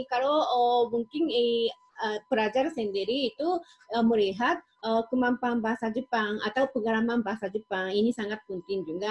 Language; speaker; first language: Indonesian; non-native, fluent; Japanese